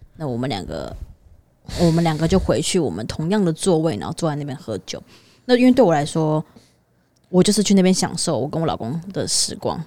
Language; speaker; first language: Chinese; native; Chinese